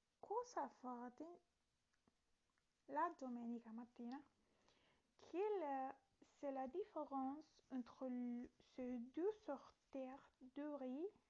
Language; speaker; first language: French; non-native, learner; Italian